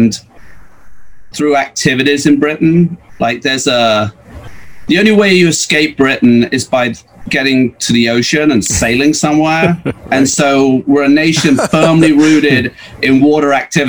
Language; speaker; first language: English; native; English